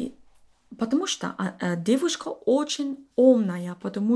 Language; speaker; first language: Russian; non-native, learner; English